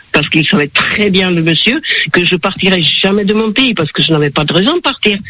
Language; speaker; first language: French; non-native, fluent; Slovak